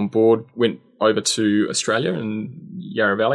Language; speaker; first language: English; native; English